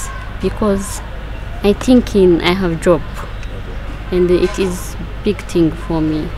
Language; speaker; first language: English; non-native, learner; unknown